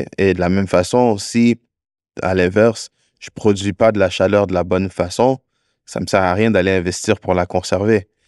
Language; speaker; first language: French; native; French